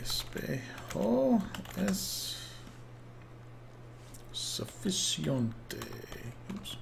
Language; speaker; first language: Spanish; non-native, learner; English